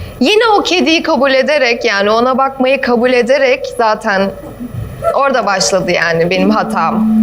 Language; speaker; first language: Turkish; early bilingual, heritage; German